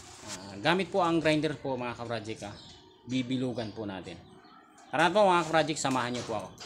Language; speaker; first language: Filipino; native; Filipino